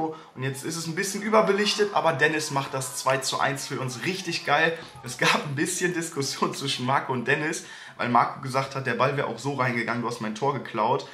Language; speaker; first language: German; native; German